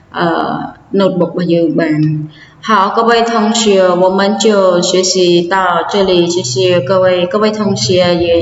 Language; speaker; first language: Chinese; non-native, fluent; Khmer